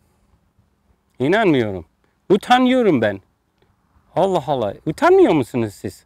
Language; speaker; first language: Turkish; non-native, learner; English